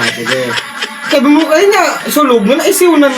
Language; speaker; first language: Filipino; non-native, local second language; Bikol